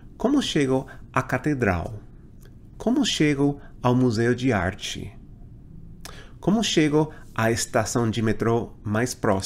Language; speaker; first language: Portuguese; non-native, fluent; English